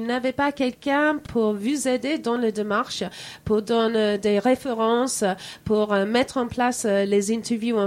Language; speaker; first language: French; non-native, fluent; English